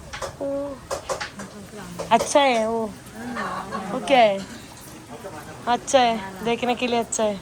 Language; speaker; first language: Hindi; non-native, local second language; Malayalam